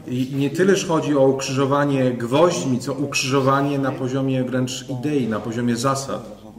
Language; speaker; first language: Polish; native; Polish